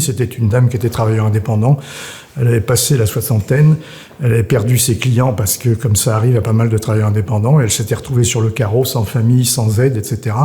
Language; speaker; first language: French; native; French